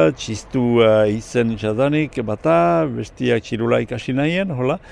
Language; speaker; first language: Basque; native; Basque